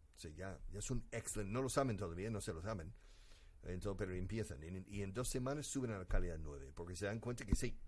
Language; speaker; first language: Spanish; non-native, fluent; English